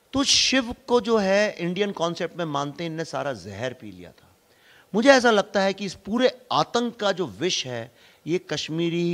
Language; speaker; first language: Hindi; native; Hindi